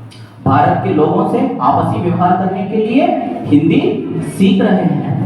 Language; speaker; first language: Hindi; non-native, local second language; Telugu